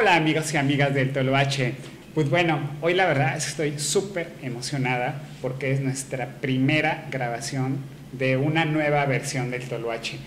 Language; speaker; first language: Spanish; native; Spanish